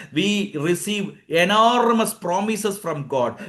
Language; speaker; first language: English; non-native, local second language; Malayalam